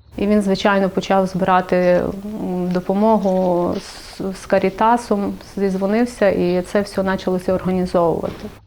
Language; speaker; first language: Ukrainian; native; Ukrainian